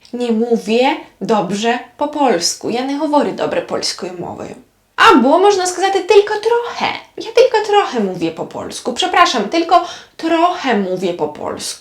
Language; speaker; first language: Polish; non-native, fluent; Ukrainian